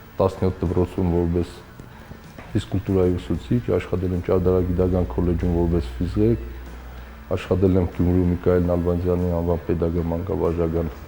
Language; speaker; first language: Armenian; native; Armenian